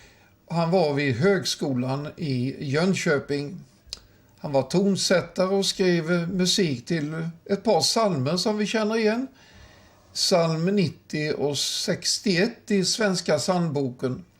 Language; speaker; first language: Swedish; native; Swedish